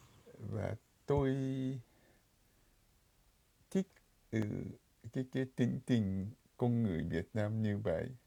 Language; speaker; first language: Vietnamese; non-native, fluent; Japanese